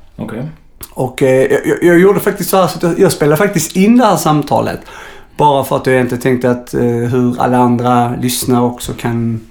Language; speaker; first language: Swedish; native; Swedish